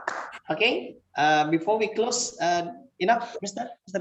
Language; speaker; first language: English; non-native, fluent; Indonesian